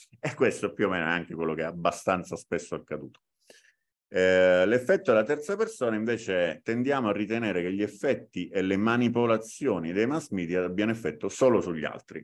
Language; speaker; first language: Italian; native; Italian